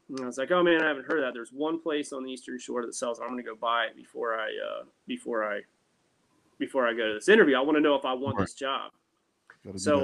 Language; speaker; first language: English; native; English